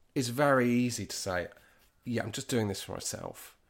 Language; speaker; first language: English; native; English